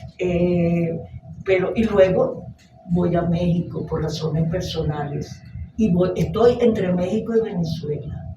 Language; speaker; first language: Spanish; early bilingual, other home language; Hebrew